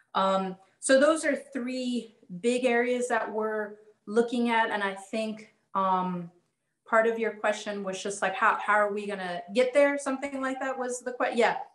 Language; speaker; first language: English; native; English